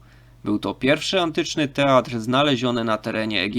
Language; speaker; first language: Polish; native; Polish